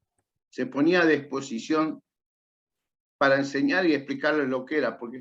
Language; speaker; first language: Spanish; native; Spanish